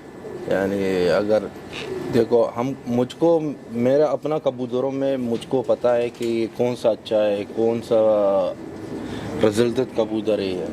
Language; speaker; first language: Hindi; non-native, learner; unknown